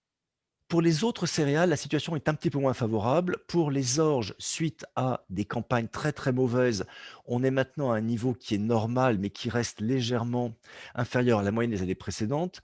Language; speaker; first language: French; native; French